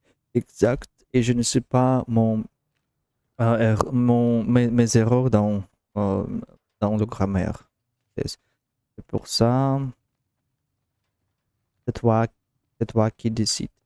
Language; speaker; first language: French; non-native, learner; Russian